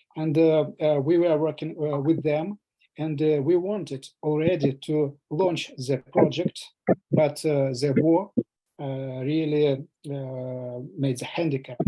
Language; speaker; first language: English; non-native, fluent; Russian